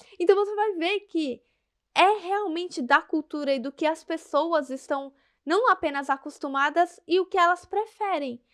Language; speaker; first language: Portuguese; native; Portuguese